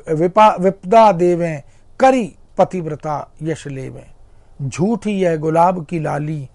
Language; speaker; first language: Hindi; native; Hindi